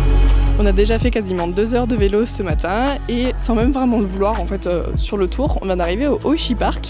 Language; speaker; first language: French; native; French